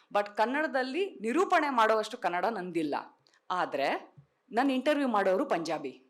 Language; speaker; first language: Kannada; non-native, local second language; Tulu